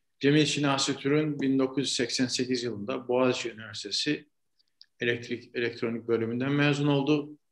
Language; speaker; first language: Turkish; native; Turkish